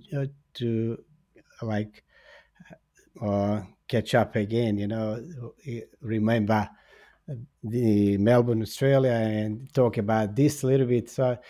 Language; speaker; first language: English; non-native, fluent; Bosnian